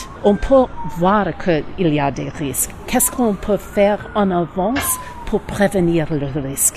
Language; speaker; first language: French; non-native, learner; English